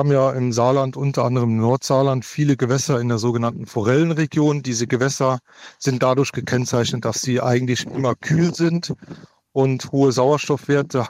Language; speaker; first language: German; native; German